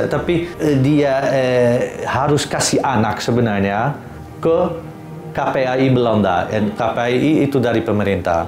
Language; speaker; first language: Indonesian; non-native, fluent; Dutch